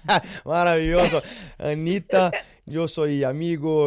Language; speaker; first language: Spanish; non-native, learner; Portuguese